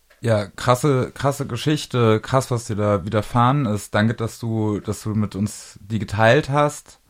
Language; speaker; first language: German; native; German